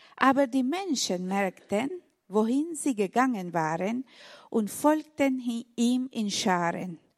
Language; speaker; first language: German; non-native, learner; Spanish